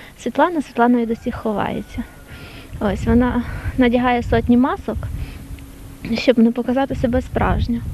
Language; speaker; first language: Ukrainian; native; Ukrainian